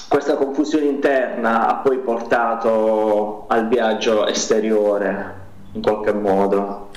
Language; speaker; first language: Italian; native; Italian